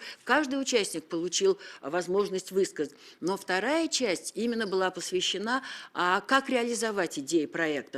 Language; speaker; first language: Russian; native; Russian